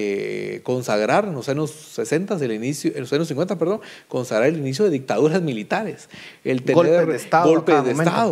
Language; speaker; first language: Spanish; native; Spanish